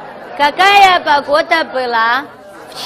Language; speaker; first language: Russian; non-native, fluent; Chinese